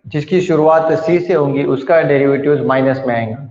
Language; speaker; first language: Hindi; non-native, local second language; Marathi